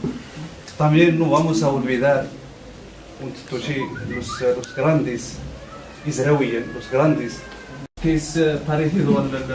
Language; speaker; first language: Spanish; non-native, fluent; Riffian